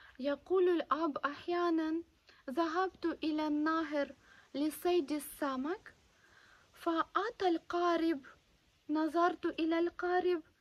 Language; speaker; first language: Arabic; non-native, fluent; Ukrainian